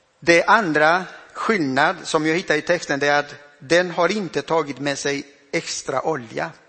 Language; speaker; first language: Swedish; non-native, fluent; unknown